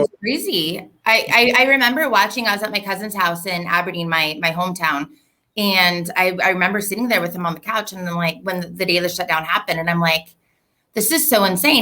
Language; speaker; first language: English; native; English